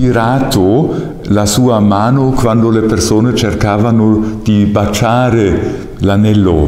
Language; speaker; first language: Italian; non-native, fluent; German